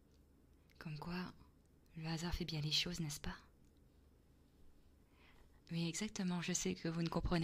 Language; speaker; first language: French; non-native, fluent; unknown